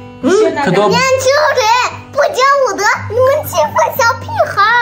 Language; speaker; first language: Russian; early bilingual, heritage; Chinese